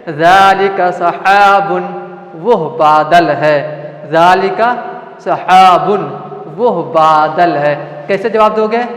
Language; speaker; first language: Urdu; non-native, local second language; Malayalam